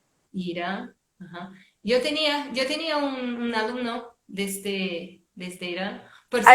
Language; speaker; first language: Spanish; non-native, fluent; Portuguese